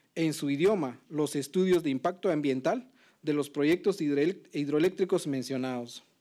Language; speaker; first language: Spanish; non-native, local second language; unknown